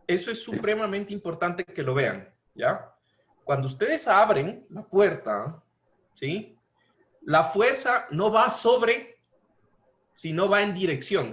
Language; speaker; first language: Spanish; native; Spanish